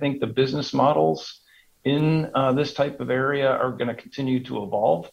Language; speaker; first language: English; native; English